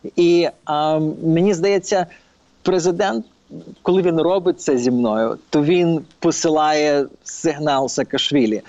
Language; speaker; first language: Ukrainian; early bilingual, heritage; Ukrainian